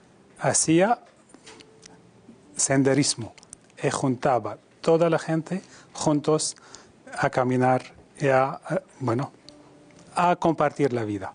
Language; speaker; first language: Spanish; non-native, fluent; Arabic